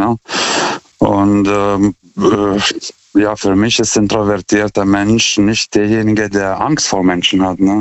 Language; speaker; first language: German; non-native, fluent; Lithuanian